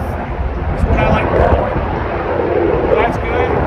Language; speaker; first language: English; native; English